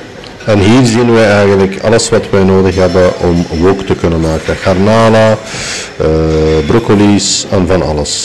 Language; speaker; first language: Dutch; non-native, fluent; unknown